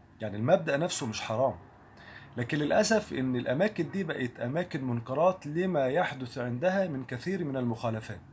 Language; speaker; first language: Arabic; native; Arabic